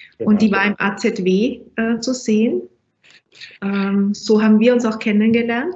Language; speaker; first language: German; native; German